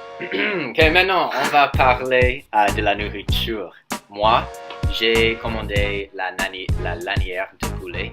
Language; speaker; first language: French; non-native, fluent; English